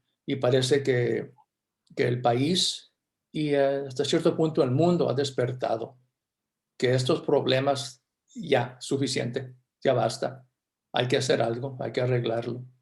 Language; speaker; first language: Spanish; early bilingual, heritage; Spanish